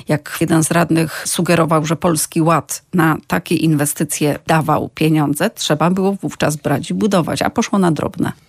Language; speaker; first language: Polish; native; Polish